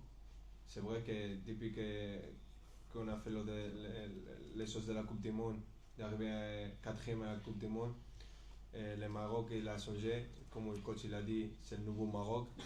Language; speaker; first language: French; non-native, fluent; Spanish